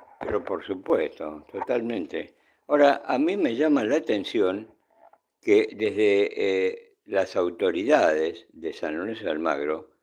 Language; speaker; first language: Spanish; native; Spanish